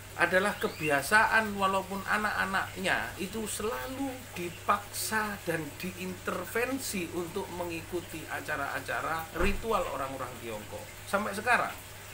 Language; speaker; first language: Indonesian; non-native, local second language; Javanese